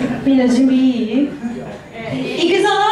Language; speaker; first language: Japanese; non-native, fluent; English